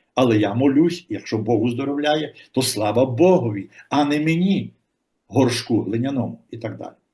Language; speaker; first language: Ukrainian; native; Ukrainian